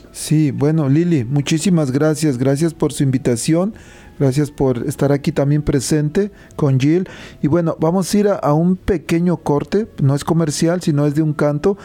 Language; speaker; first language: Spanish; native; Spanish